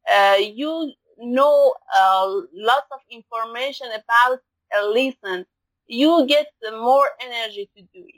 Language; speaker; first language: English; non-native, learner; Persian